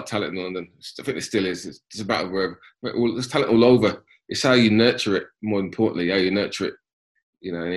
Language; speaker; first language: English; native; English